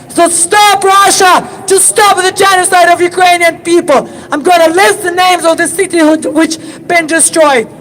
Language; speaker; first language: English; non-native, fluent; Ukrainian